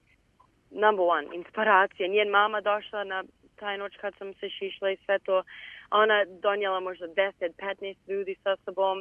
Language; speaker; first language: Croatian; early bilingual, heritage; Bosnian